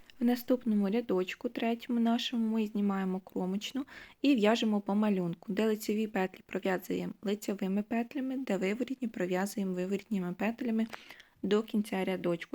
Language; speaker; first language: Ukrainian; native; Ukrainian